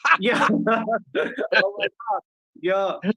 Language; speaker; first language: English; non-native, learner; Vietnamese